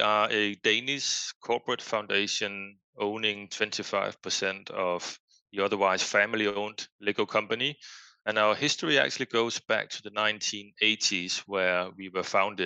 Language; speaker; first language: English; non-native, fluent; Danish